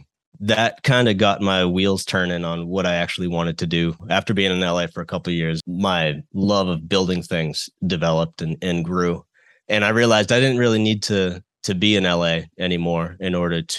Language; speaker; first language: English; native; English